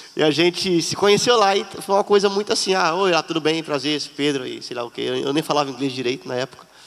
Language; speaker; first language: Portuguese; native; Portuguese